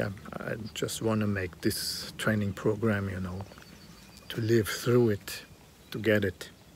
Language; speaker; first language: English; non-native, fluent; German